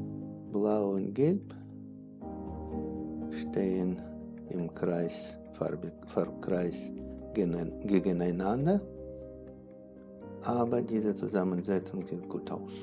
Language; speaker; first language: German; non-native, fluent; Russian